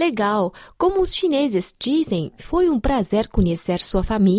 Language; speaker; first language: Portuguese; non-native, fluent; Chinese